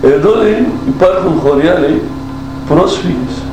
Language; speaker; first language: Greek; non-native, local second language; Turkish